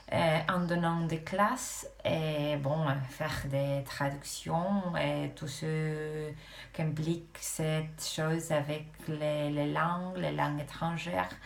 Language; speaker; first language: French; non-native, fluent; Romanian